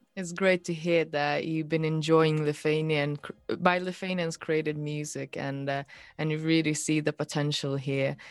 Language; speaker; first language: English; non-native, fluent; Lithuanian